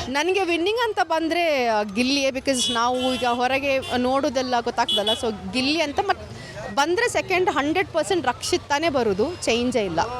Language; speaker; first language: Kannada; non-native, local second language; Tulu